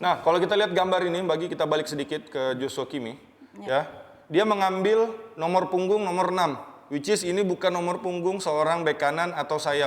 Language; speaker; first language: Indonesian; native; Indonesian